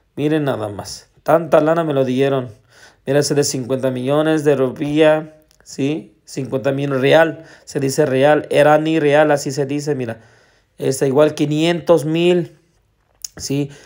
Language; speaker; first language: Spanish; non-native, learner; Urdu